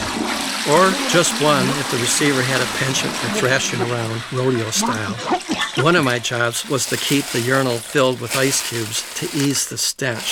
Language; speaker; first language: English; native; English